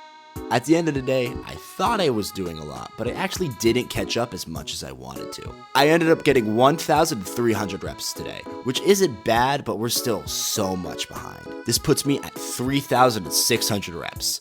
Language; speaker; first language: English; native; English